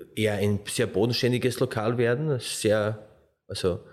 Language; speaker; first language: German; non-native, fluent; Slovenian